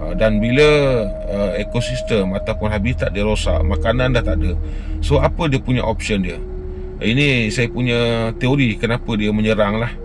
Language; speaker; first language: Malay; native; Malay